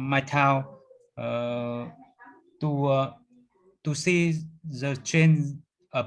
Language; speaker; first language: English; non-native, learner; Vietnamese